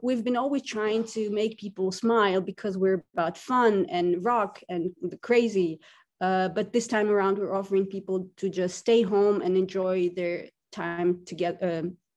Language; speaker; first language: English; non-native, fluent; Russian